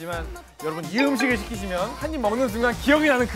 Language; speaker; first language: Korean; native; Korean